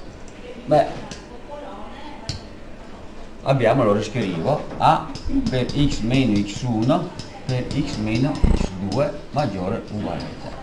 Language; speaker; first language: Italian; native; Italian